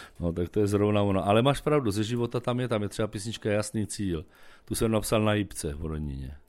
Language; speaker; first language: Czech; native; Czech